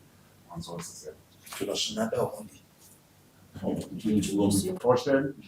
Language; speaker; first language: German; early bilingual, other home language; Akan